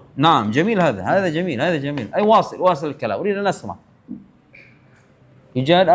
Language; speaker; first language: Arabic; non-native, fluent; Indonesian